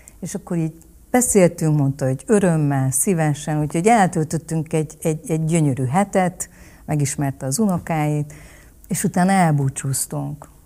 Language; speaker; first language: Hungarian; early bilingual, other home language; Vietnamese